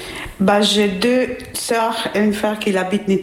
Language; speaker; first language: French; non-native, learner; Albanian